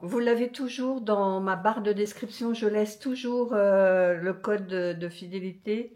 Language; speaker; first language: French; native; French